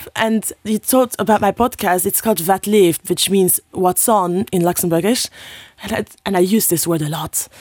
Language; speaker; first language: English; non-native, fluent; Luxembourgish